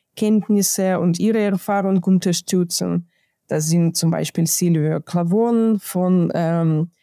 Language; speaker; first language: German; non-native, fluent; Ukrainian